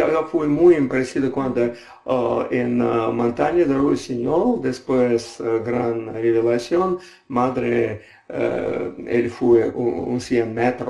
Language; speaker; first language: Spanish; non-native, learner; Russian